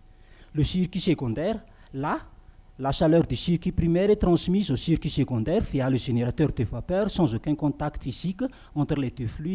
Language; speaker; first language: French; non-native, local second language; Malagasy